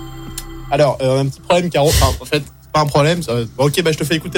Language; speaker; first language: French; native; French